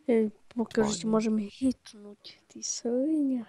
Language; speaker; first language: Czech; non-native, local second language; Slovak